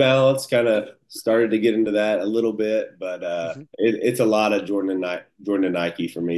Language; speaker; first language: English; native; English